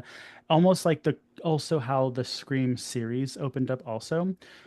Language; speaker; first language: English; native; English